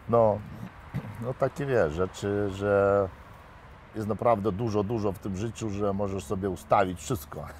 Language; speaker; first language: Polish; non-native, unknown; Lithuanian